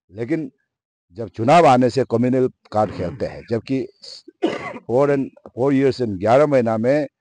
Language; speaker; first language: Hindi; non-native, local second language; Nyishi